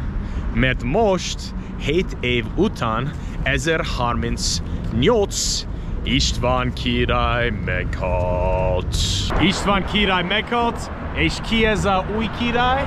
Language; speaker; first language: Hungarian; non-native, learner; English